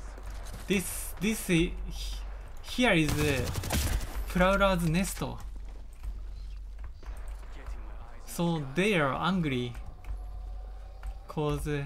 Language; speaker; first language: English; non-native, learner; Japanese